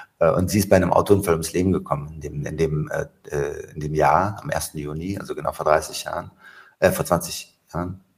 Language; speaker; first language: German; early bilingual, other home language; Arabic